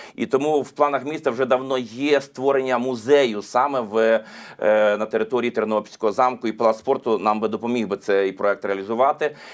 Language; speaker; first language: Ukrainian; native; Ukrainian